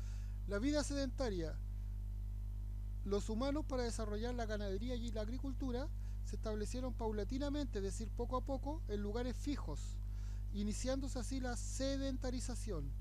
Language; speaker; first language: Spanish; native; Spanish